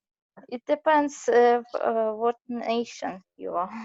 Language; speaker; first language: English; non-native, learner; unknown